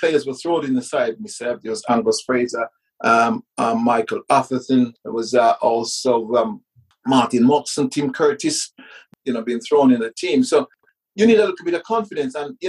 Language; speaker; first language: English; early bilingual, other home language; Jamaican Creole English